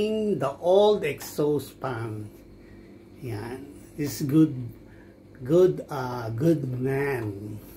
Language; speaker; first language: English; non-native, learner; Filipino